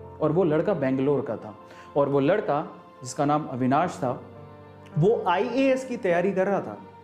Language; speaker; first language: Hindi; native; Hindi